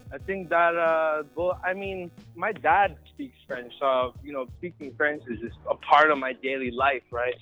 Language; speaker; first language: English; native; English